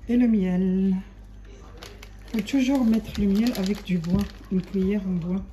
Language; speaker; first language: French; non-native, fluent; Arabic